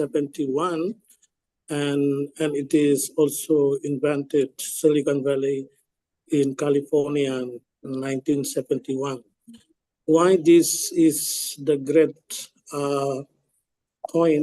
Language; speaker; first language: English; non-native, fluent; Indonesian